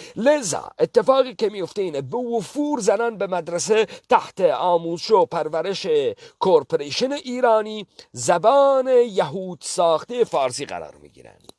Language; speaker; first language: Persian; non-native, local second language; Kurdish